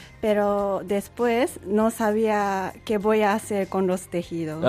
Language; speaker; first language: Spanish; non-native, learner; Japanese